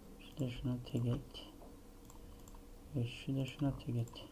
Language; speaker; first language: Turkish; native; Turkish